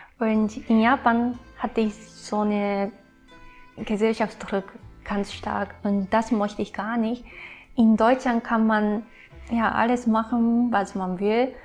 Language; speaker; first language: German; non-native, fluent; Japanese